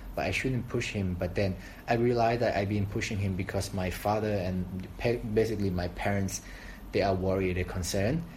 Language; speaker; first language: English; non-native, fluent; Thai